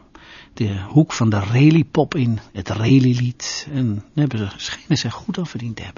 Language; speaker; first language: Dutch; native; Dutch